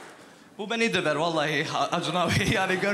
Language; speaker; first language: Turkish; early bilingual, heritage; English